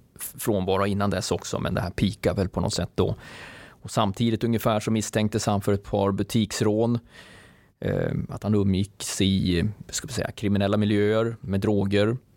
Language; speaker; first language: Swedish; native; Swedish